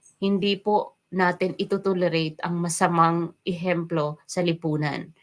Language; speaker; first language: Filipino; non-native, local second language; Waray